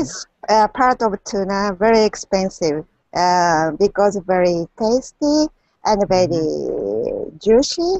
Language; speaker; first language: English; non-native, learner; Japanese